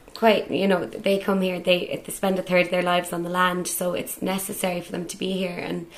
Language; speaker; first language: English; native; English